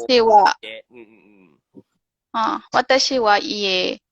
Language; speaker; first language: Japanese; non-native, learner; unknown